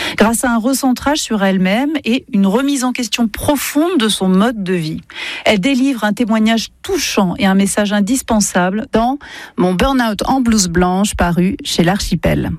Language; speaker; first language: French; native; French